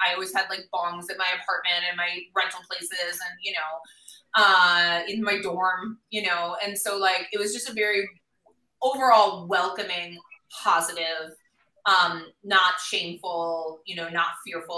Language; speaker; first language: English; native; English